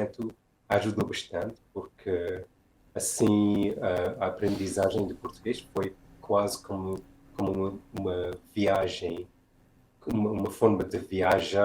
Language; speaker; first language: Portuguese; non-native, fluent; English